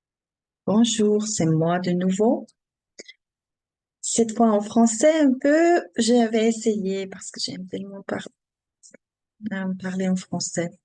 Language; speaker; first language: French; non-native, learner; German